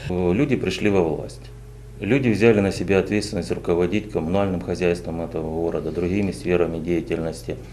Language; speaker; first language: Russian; native; Russian